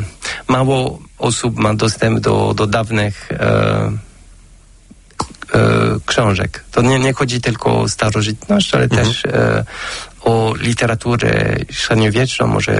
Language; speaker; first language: Polish; non-native, fluent; French